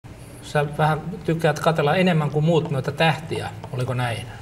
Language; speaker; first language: Finnish; native; Finnish